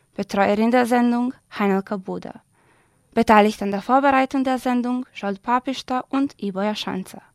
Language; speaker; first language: German; non-native, fluent; Serbian